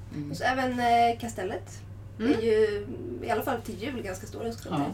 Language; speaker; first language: Swedish; native; Swedish